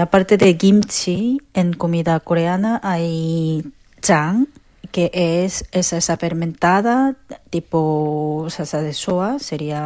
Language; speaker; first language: Spanish; non-native, fluent; Korean